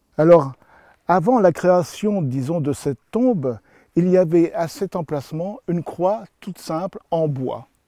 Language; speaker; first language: French; native; French